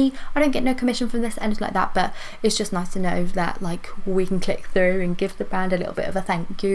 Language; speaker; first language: English; native; English